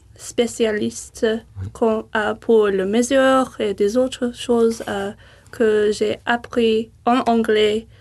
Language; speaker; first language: French; non-native, fluent; English